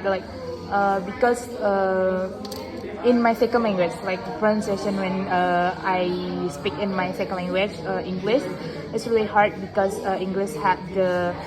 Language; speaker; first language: English; non-native, learner; Indonesian